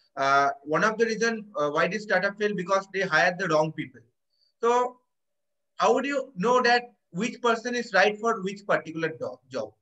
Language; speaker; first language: English; non-native, local second language; Bangla